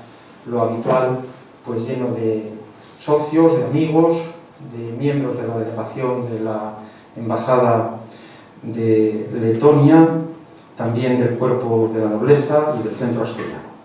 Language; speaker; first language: Spanish; native; Spanish